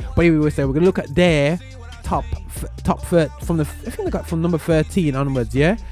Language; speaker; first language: English; native; English